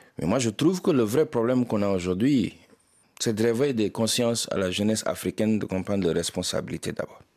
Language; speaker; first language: French; non-native, local second language; Wolof